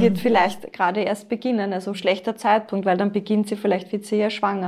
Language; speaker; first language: German; native; German